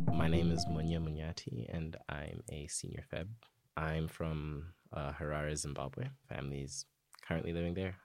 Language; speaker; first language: English; native; English